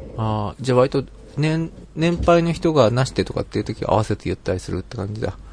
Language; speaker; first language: Japanese; native; Japanese